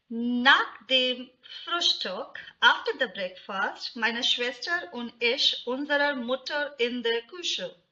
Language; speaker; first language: German; non-native, fluent; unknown